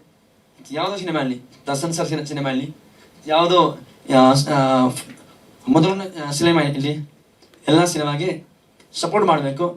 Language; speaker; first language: Kannada; non-native, learner; Hindi